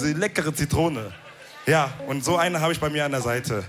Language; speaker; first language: German; early bilingual, other home language; Wolof